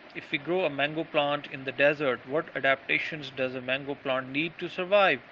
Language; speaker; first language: English; non-native, local second language; Urdu